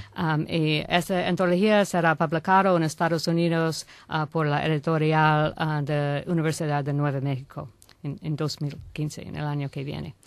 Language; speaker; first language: Spanish; non-native, learner; English